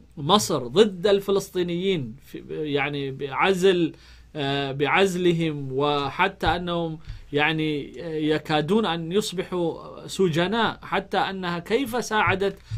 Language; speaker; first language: Arabic; non-native, fluent; Amharic